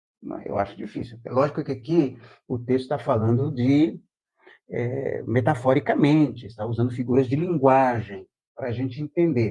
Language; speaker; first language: Portuguese; native; Portuguese